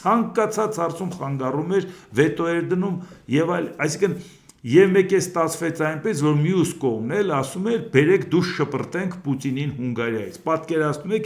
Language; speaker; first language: Armenian; native; Armenian